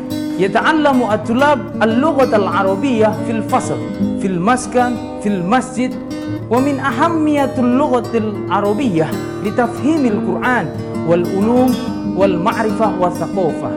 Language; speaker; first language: Arabic; non-native, fluent; Indonesian